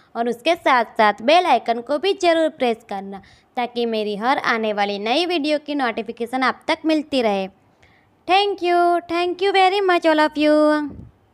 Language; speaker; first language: Hindi; non-native, local second language; Gujarati